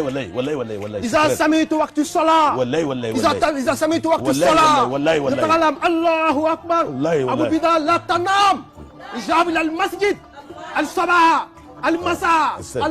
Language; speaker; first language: Arabic; non-native, learner; Wolof